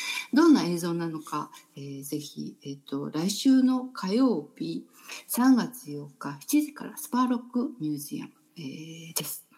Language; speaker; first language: Japanese; native; Japanese